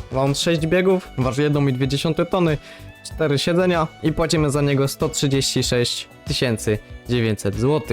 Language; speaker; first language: Polish; native; Polish